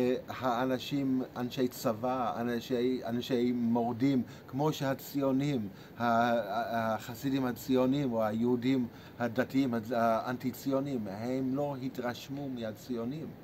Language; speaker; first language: Hebrew; non-native, fluent; English